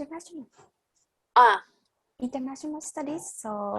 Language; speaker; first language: English; non-native, fluent; Japanese